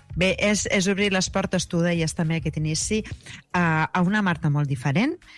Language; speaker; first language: Catalan; native; Catalan